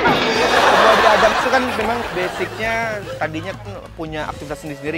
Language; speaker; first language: Indonesian; native; Indonesian